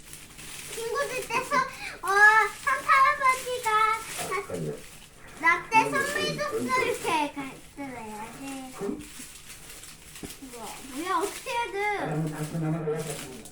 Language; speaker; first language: Korean; non-native, local second language; Mongolian